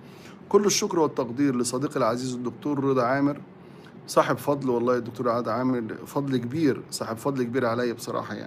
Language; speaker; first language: Arabic; native; Arabic